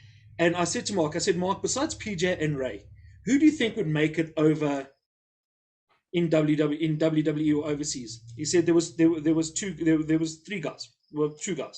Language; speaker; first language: English; native; English